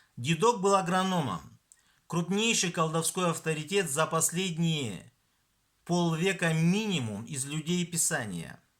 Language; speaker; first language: Russian; non-native, local second language; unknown